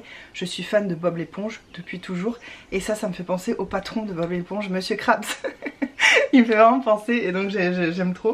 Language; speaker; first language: French; native; French